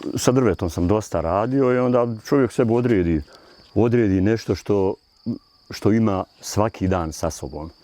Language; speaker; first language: Bosnian; native; Bosnian